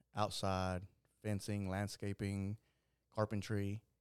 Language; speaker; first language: English; early bilingual, other home language; Spanish